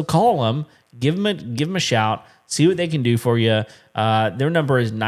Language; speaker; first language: English; native; English